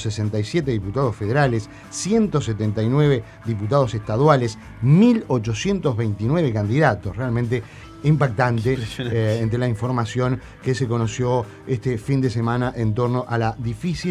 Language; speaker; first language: Spanish; native; Spanish